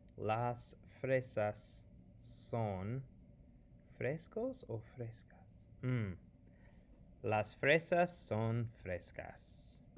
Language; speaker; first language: Spanish; non-native, fluent; English